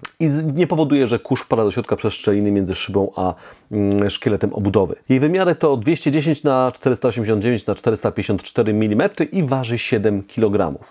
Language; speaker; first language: Polish; native; Polish